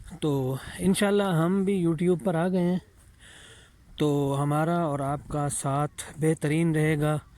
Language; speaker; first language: Urdu; non-native, local second language; Saraiki